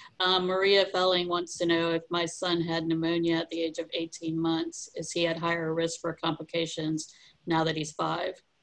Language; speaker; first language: English; native; English